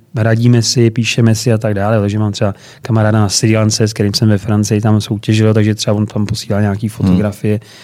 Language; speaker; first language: Czech; native; Czech